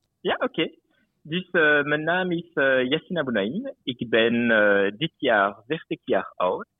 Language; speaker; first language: Dutch; non-native, local second language; French